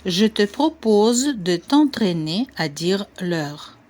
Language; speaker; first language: French; non-native, fluent; Ukrainian